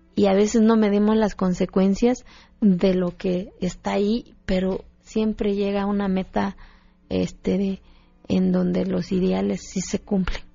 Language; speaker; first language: Spanish; non-native, local second language; Zapotec